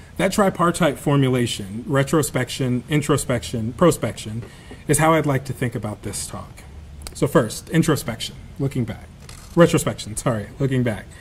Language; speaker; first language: English; native; English